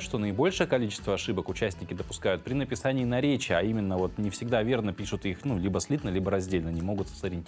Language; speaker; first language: Russian; native; Russian